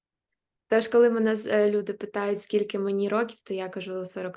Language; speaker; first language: Ukrainian; native; Ukrainian